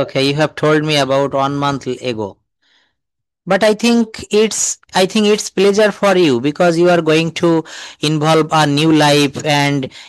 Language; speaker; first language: English; non-native, fluent; Bangla